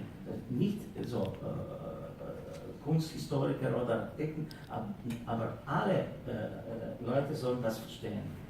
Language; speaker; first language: German; non-native, fluent; Slovenian